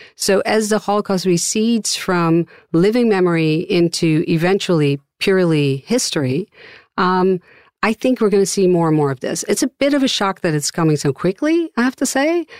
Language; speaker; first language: English; non-native, fluent; Dutch